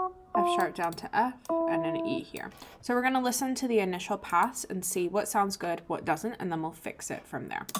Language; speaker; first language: English; native; English